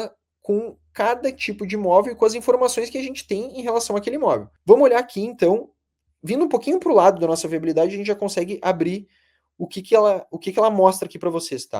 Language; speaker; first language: Portuguese; native; Portuguese